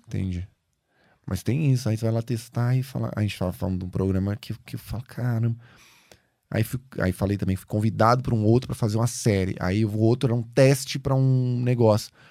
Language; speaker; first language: Portuguese; native; Portuguese